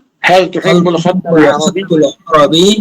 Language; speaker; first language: Arabic; non-native, learner; Bangla